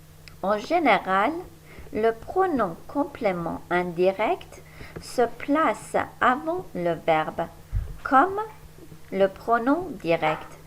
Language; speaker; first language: French; non-native, fluent; Persian